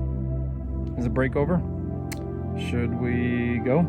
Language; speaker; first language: English; native; English